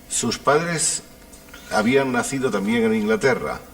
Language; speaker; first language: Spanish; native; Spanish